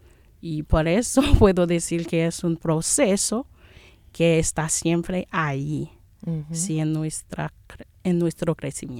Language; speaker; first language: Spanish; non-native, fluent; Haitian Creole